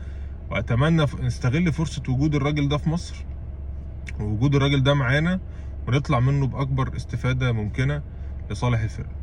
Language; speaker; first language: Arabic; native; Arabic